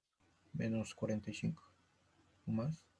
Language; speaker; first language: Spanish; native; Spanish